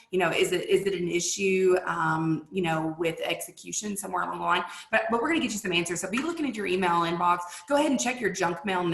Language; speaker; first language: English; native; English